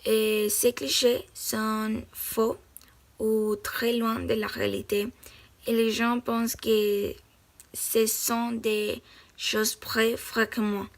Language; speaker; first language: French; non-native, learner; Spanish